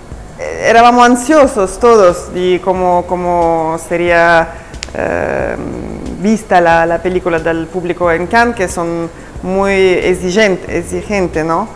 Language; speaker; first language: Spanish; non-native, fluent; Italian